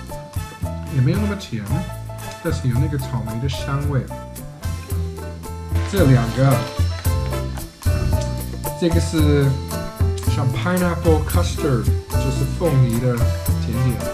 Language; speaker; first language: Chinese; non-native, fluent; English